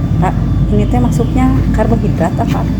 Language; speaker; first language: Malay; non-native, local second language; Sundanese